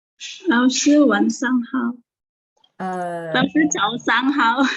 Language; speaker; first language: Chinese; non-native, learner; Indonesian